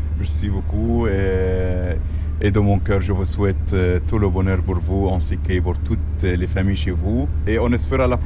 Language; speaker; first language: French; non-native, fluent; Arabic